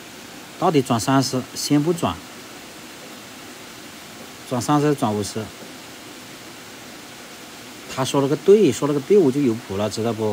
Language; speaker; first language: Chinese; native; Chinese